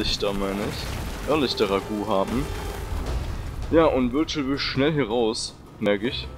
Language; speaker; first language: German; native; German